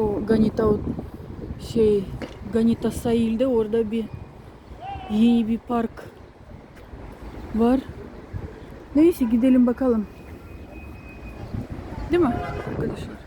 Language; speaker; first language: Turkish; non-native, fluent; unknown